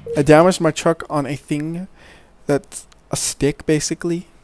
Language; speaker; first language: English; native; English